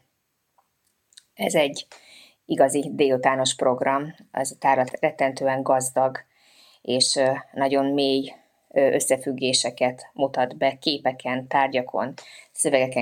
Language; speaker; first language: Hungarian; native; Hungarian